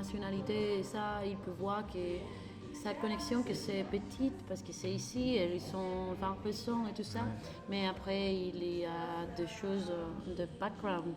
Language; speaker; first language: French; non-native, learner; Spanish